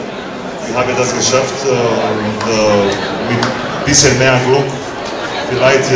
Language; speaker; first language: German; non-native, learner; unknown